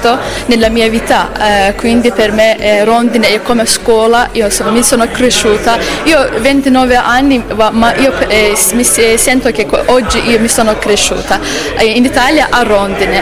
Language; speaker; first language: Italian; non-native, learner; Azerbaijani